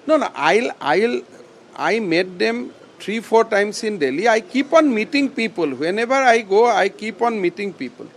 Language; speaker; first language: English; non-native, local second language; Assamese